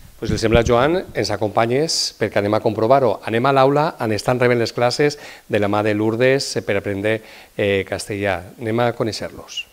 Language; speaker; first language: Catalan; native; Catalan